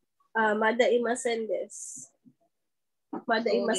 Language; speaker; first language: Japanese; non-native, learner; Filipino